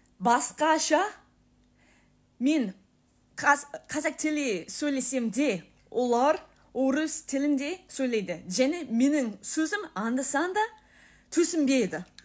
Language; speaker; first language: Kazakh; non-native, learner; English